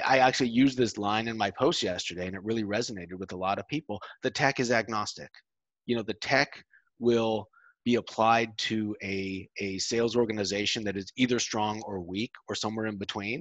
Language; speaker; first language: English; native; English